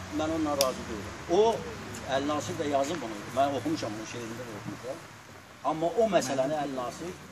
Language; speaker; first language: Azerbaijani; non-native, local second language; Talysh